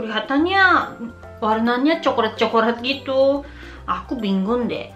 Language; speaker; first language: Indonesian; non-native, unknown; Japanese